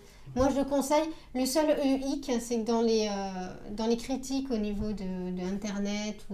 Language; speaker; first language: French; native; French